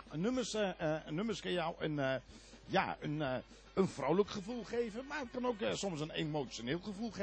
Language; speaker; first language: Dutch; native; Dutch